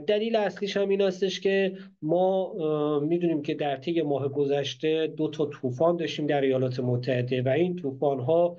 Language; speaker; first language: Persian; native; Persian